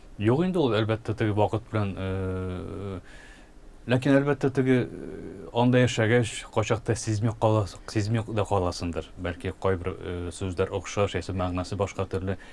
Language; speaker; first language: Tatar; early bilingual, heritage; Tatar